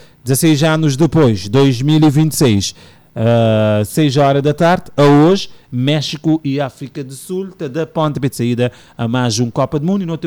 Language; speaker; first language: Portuguese; non-native, local second language; Kabuverdianu